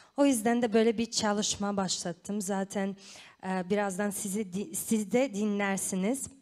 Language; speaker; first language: Turkish; non-native, fluent; Romanian